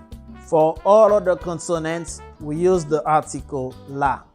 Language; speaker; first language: English; non-native, fluent; Haitian Creole